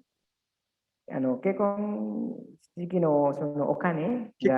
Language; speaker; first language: Japanese; non-native, learner; Indonesian